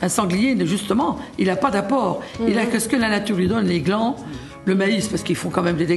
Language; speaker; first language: French; native; French